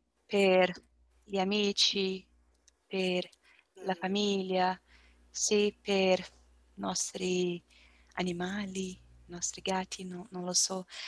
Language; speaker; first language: Italian; non-native, learner; Portuguese